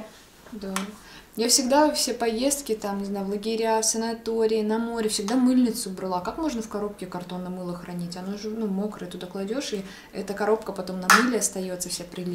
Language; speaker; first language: Russian; native; Russian